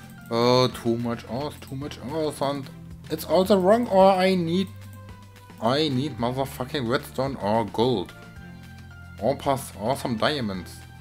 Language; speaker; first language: English; non-native, learner; German